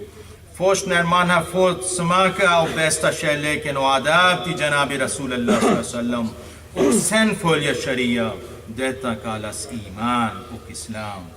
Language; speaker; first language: Swedish; non-native, fluent; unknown